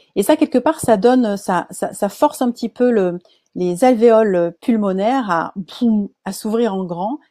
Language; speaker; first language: French; native; French